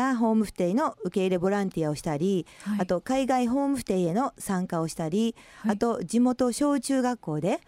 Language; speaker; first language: Japanese; native; Japanese